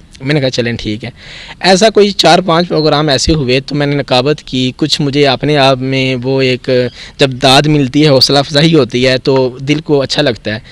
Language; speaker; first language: Urdu; non-native, local second language; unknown